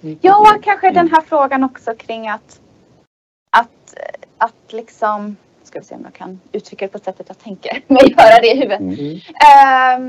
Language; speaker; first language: Swedish; native; Swedish